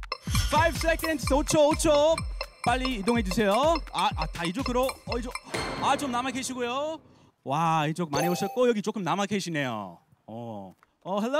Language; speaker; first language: Korean; non-native, fluent; English